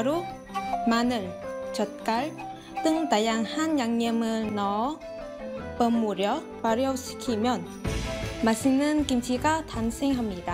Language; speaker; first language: Korean; non-native, fluent; Vietnamese